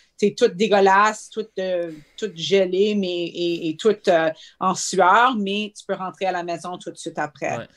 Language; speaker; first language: French; native; French